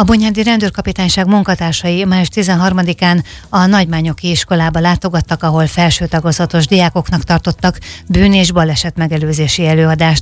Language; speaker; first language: Hungarian; native; Hungarian